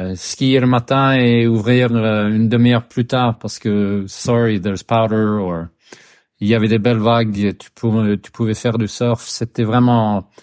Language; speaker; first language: French; non-native, fluent; Swedish